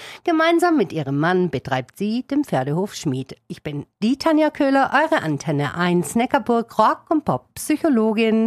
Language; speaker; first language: German; native; German